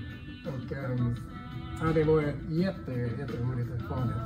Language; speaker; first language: Swedish; non-native, fluent; French